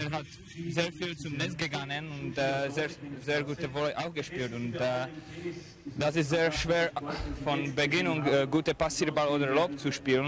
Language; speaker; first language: German; non-native, learner; Czech